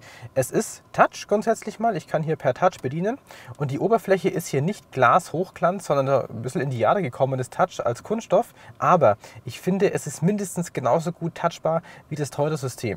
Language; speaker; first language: German; native; German